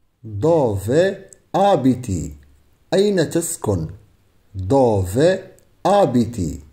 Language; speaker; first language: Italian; non-native, fluent; Arabic